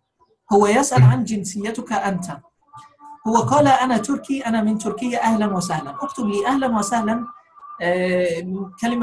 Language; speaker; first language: Arabic; non-native, fluent; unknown